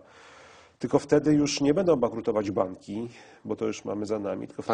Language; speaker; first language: Polish; native; Polish